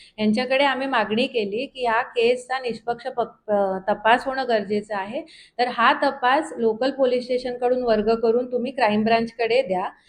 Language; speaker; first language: Marathi; native; Marathi